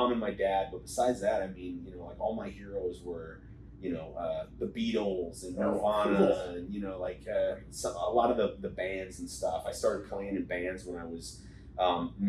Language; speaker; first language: English; native; English